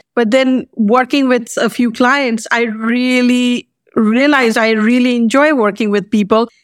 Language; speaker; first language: English; non-native, local second language; Bangla